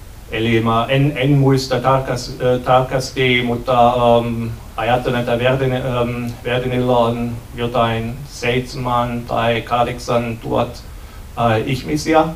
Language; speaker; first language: Finnish; non-native, learner; German